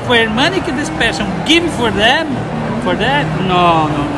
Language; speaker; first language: English; non-native, learner; Portuguese